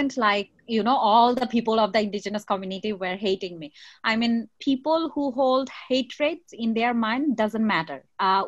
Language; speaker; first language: English; non-native, local second language; Chakma